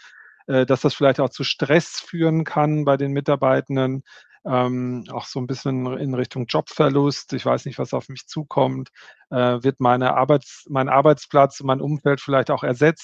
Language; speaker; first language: German; native; German